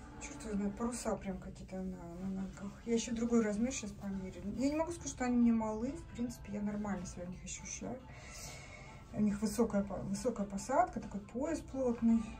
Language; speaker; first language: Russian; native; Russian